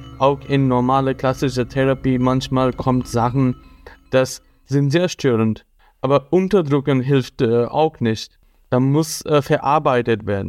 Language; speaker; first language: German; non-native, fluent; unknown